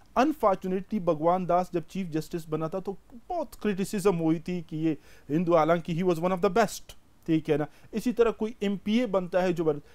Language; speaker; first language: Urdu; non-native, local second language; Pashto